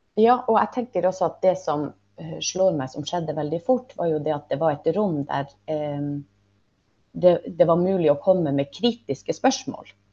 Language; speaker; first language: Norwegian; native; Norwegian